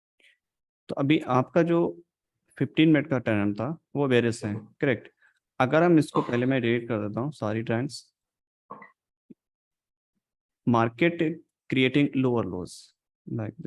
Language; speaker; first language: Hindi; native; Hindi